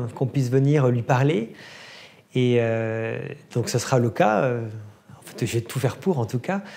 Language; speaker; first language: French; native; French